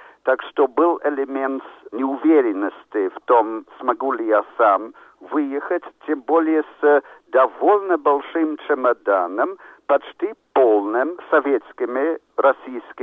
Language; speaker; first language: Russian; non-native, fluent; English